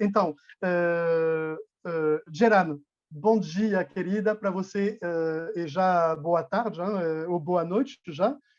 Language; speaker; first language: Portuguese; non-native, fluent; French